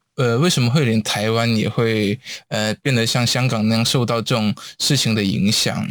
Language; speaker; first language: Chinese; non-native, local second language; Cantonese